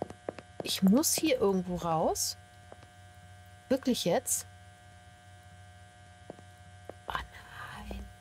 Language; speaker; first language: German; native; German